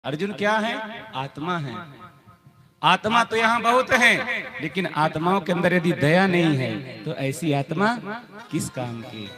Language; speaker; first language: Hindi; native; Hindi